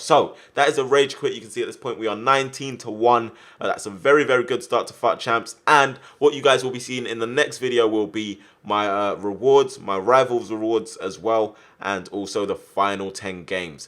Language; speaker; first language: English; native; English